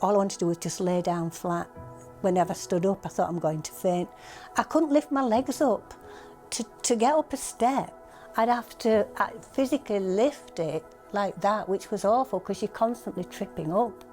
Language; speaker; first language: English; native; English